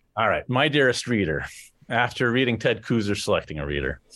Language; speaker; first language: English; native; English